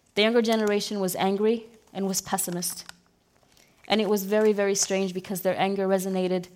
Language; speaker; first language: English; non-native, fluent; Arabic